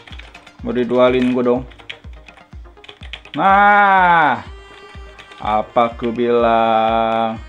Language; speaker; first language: Indonesian; native; Indonesian